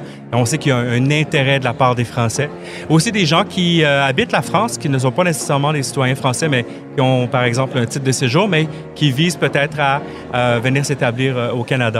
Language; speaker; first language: French; native; French